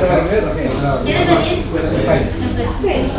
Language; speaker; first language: Spanish; native; Spanish